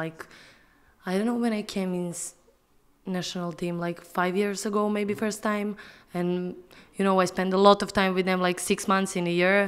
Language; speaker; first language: English; non-native, fluent; Serbian